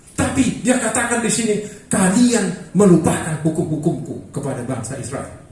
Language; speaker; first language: Indonesian; non-native, local second language; Batak Toba